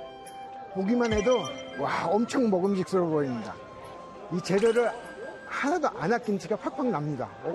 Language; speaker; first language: Korean; native; Korean